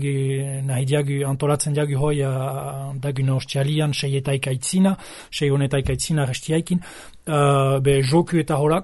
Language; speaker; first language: Basque; native; Basque